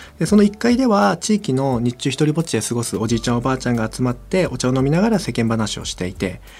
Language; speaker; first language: Japanese; native; Japanese